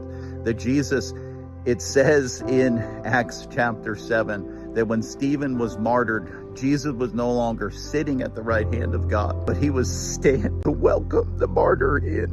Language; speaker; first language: English; native; English